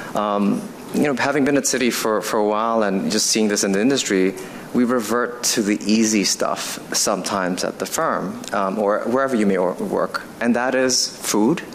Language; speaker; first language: English; non-native, fluent; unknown